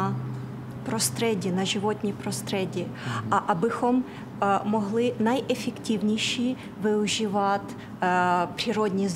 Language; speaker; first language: Czech; non-native, fluent; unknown